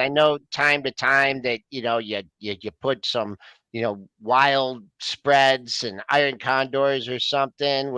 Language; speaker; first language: English; native; English